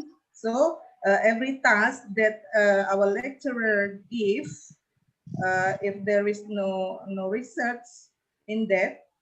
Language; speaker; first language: English; non-native, learner; Indonesian